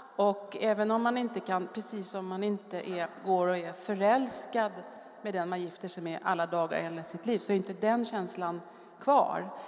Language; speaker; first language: Swedish; native; Swedish